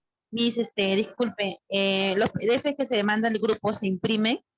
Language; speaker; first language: Spanish; native; Spanish